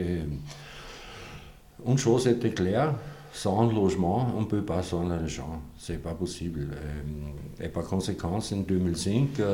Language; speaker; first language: French; non-native, fluent; German